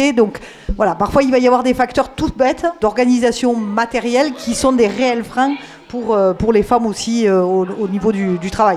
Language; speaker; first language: French; native; French